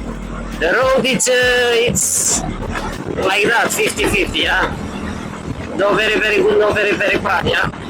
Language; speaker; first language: English; non-native, learner; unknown